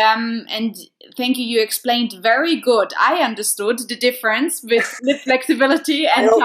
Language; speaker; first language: English; non-native, fluent; German